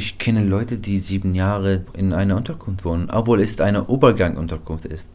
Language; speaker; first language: German; non-native, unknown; Arabic